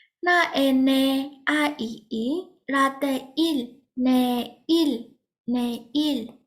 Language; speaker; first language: Korean; non-native, fluent; Burmese